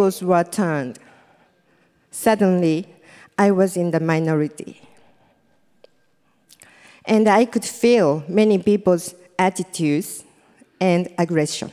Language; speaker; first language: English; non-native, fluent; Japanese